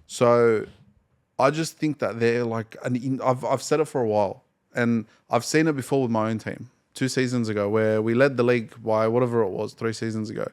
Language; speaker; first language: English; native; English